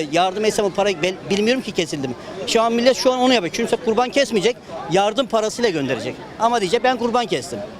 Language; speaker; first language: Turkish; native; Turkish